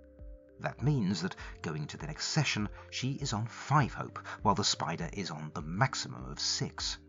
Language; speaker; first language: English; native; English